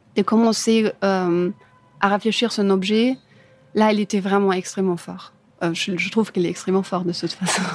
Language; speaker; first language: French; non-native, fluent; German